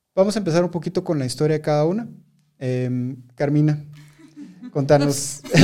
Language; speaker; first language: Spanish; native; Spanish